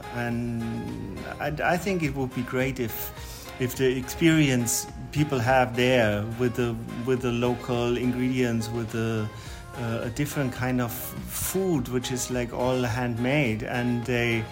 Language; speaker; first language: English; non-native, fluent; German